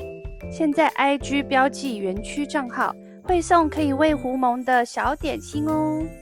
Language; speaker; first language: Chinese; native; Chinese